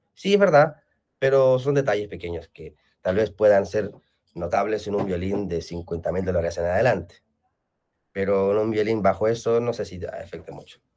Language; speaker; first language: Spanish; native; Spanish